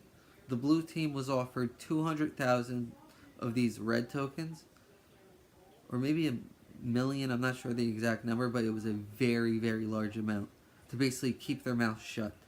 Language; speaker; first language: English; native; English